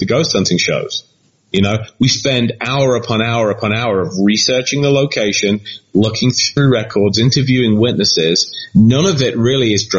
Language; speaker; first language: English; native; English